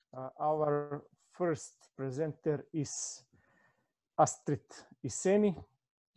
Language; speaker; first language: English; non-native, learner; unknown